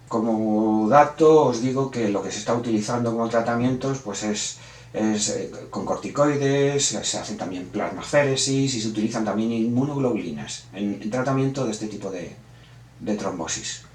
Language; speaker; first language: Spanish; native; Spanish